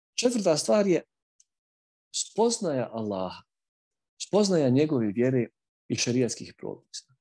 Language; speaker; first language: Bosnian; native; Bosnian